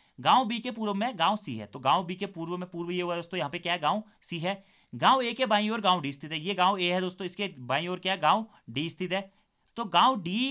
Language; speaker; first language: Hindi; native; Hindi